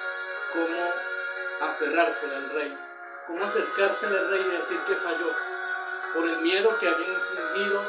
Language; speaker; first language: Spanish; native; Spanish